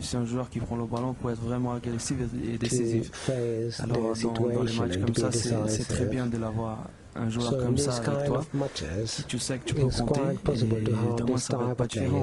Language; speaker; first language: French; non-native, fluent; Portuguese